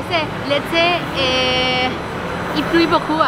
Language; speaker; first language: French; non-native, learner; Thai